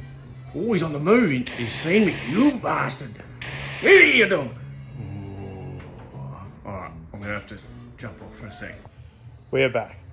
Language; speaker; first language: English; native; English